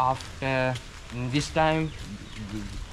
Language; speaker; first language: English; non-native, learner; Sinhala